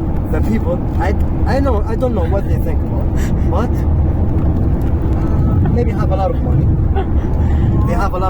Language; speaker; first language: English; non-native, learner; Arabic